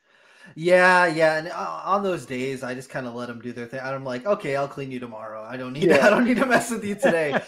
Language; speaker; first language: English; native; English